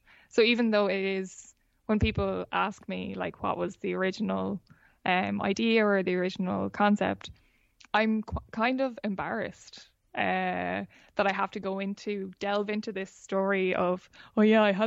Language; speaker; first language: English; native; English